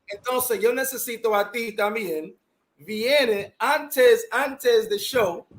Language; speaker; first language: Spanish; non-native, learner; English